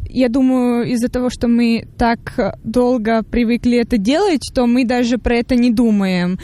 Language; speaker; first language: Russian; early bilingual, heritage; Russian